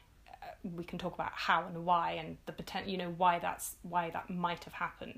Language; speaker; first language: English; native; English